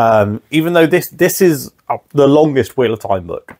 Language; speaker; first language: English; native; English